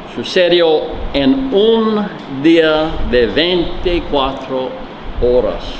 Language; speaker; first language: Spanish; non-native, learner; English